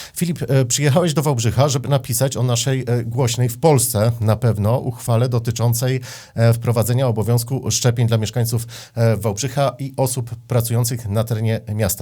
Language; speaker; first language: Polish; native; Polish